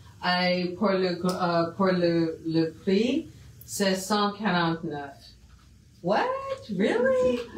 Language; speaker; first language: French; non-native, fluent; English